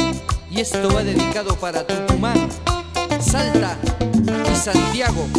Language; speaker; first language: Spanish; native; Spanish